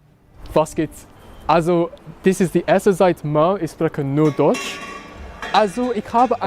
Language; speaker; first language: German; non-native, learner; English